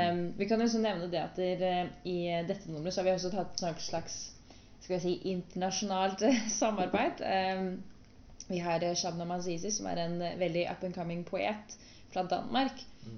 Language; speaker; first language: Norwegian; native; Norwegian